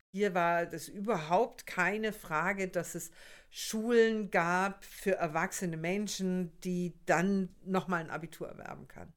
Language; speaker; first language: German; native; German